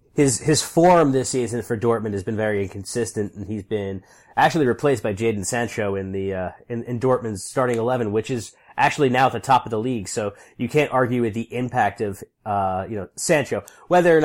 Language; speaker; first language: English; native; English